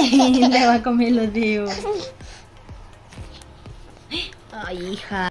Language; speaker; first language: Spanish; native; Spanish